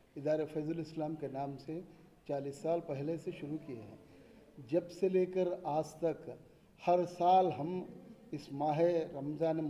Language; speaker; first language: Hindi; non-native, local second language; Urdu